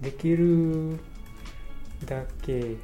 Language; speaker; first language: Japanese; non-native, learner; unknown